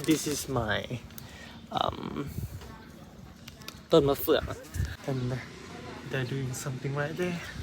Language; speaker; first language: English; non-native, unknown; Thai